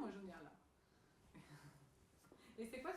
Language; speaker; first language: French; native; French